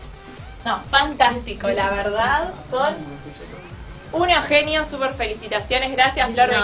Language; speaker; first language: Spanish; native; Spanish